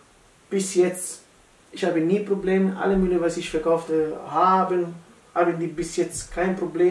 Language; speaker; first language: German; non-native, learner; Italian